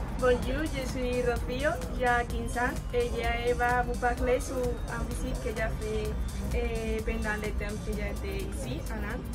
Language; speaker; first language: French; non-native, learner; Spanish